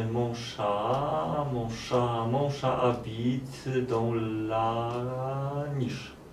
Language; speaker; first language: French; non-native, learner; Polish